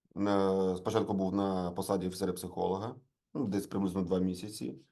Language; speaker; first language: Ukrainian; non-native, local second language; Russian